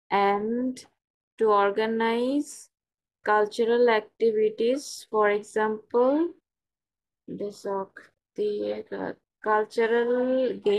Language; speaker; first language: English; non-native, local second language; Bangla